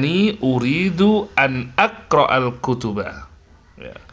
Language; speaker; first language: Arabic; non-native, learner; Indonesian